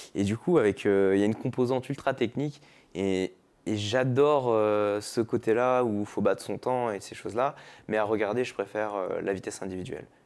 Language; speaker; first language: French; native; French